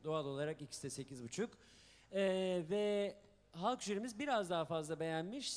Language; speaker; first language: Turkish; native; Turkish